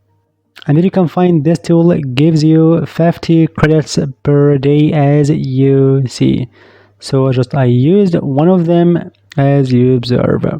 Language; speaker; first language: English; non-native, fluent; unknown